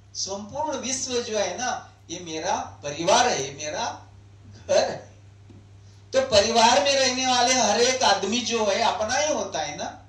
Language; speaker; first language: Hindi; non-native, local second language; Marathi